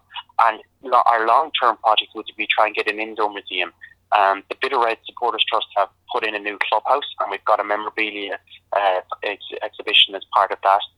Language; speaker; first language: English; native; English